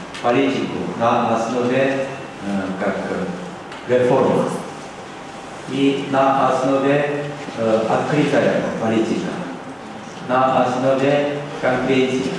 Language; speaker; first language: Russian; non-native, learner; Korean